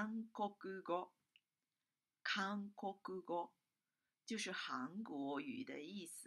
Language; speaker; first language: Chinese; non-native, fluent; Japanese